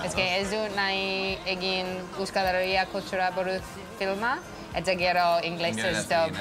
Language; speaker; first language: Basque; non-native, learner; English